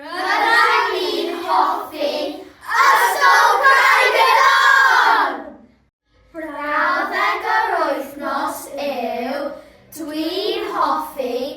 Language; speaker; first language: Welsh; non-native, learner; English